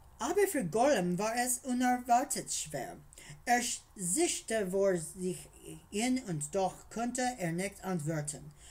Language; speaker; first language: German; non-native, learner; English